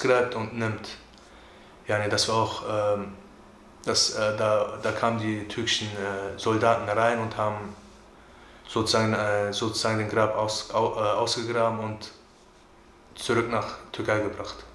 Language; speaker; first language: German; early bilingual, other home language; Turkish